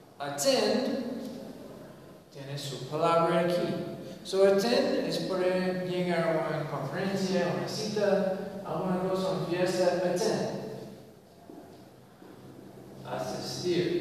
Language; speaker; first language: Spanish; non-native, learner; English